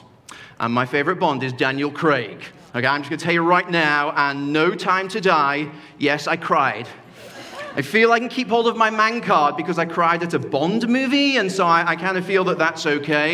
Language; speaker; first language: English; native; English